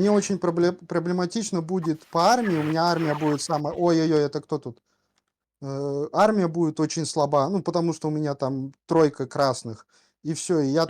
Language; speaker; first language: Russian; native; Russian